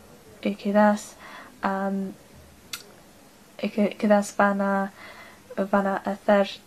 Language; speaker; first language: Spanish; non-native, learner; English